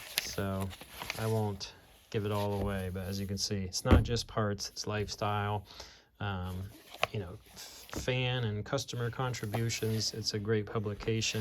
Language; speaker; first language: English; native; English